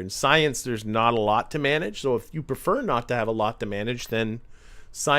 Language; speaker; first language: English; native; English